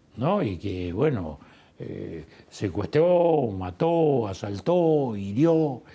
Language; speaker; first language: Spanish; native; Spanish